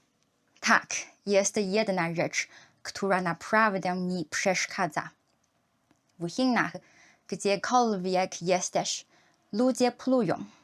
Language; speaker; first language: Polish; non-native, learner; Chinese